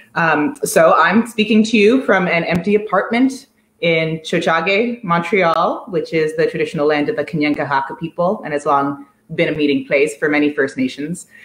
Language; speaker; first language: English; native; English